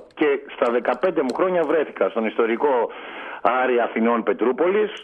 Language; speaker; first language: Greek; native; Greek